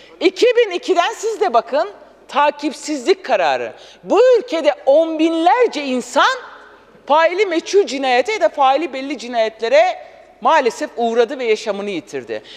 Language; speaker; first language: Turkish; non-native, local second language; Kurdish